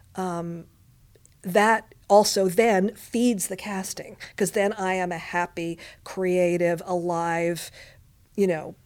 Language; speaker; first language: English; native; English